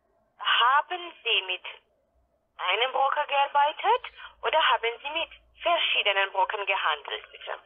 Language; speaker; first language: German; non-native, learner; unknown